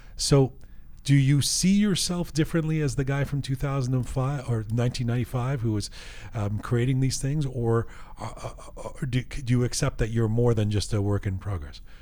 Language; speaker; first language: English; early bilingual, other home language; Persian